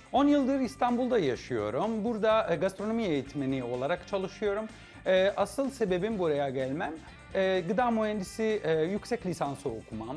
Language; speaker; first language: Turkish; non-native, fluent; Italian